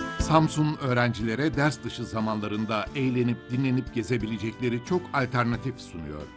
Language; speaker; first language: Turkish; native; Turkish